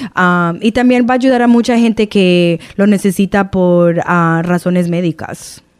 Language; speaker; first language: Spanish; early bilingual, heritage; Spanish